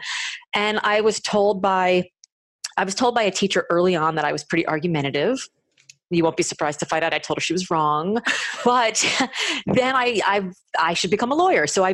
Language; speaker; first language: English; native; English